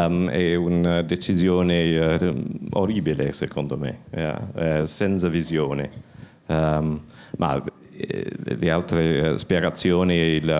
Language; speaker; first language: Italian; non-native, learner; English